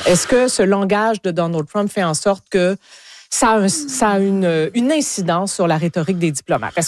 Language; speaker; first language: French; native; French